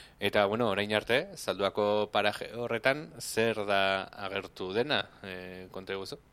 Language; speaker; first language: Basque; native; Basque